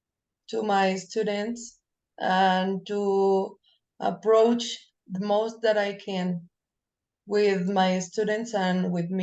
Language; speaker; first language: English; non-native, learner; Spanish